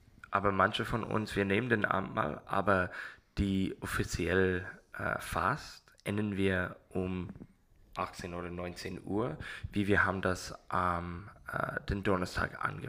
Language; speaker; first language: German; non-native, learner; English